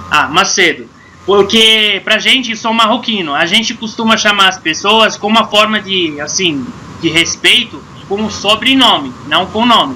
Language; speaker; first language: Portuguese; non-native, fluent; Arabic